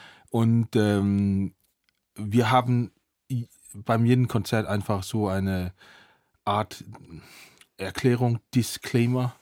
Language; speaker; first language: German; non-native, fluent; Danish